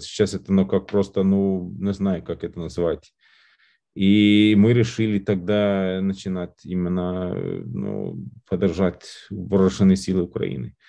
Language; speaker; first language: Russian; non-native, fluent; Lithuanian